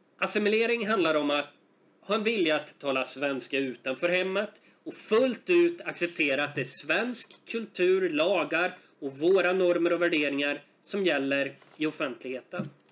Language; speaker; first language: Swedish; native; Swedish